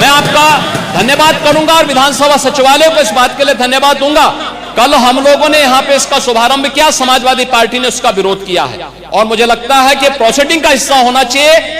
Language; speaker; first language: Hindi; native; Hindi